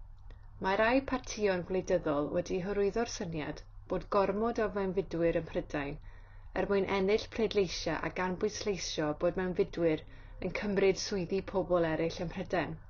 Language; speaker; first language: Welsh; native; Welsh